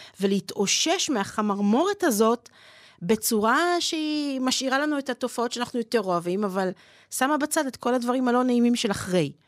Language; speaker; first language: Hebrew; native; Hebrew